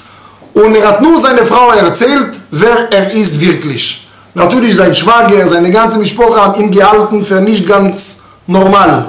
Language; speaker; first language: German; non-native, fluent; Hebrew